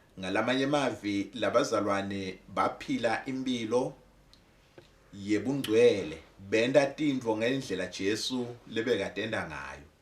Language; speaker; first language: Zulu; non-native, local second language; Swati